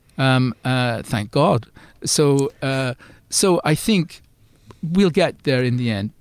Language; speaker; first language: English; native; English